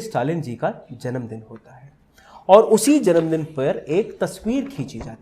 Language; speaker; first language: Hindi; native; Hindi